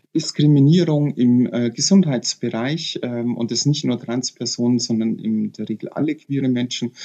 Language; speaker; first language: German; native; German